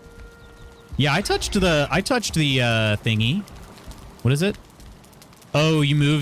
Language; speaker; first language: English; native; English